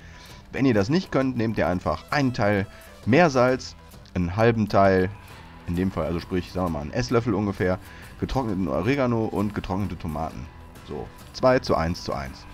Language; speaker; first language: German; native; German